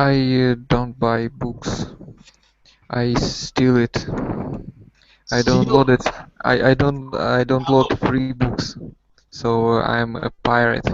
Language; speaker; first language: English; non-native, learner; Russian